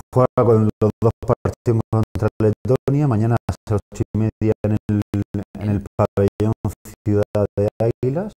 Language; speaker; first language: Spanish; native; Spanish